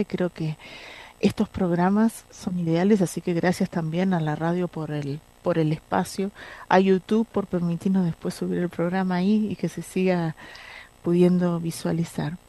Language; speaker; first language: Spanish; native; Spanish